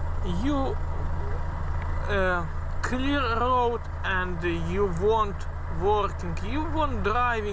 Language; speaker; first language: English; non-native, learner; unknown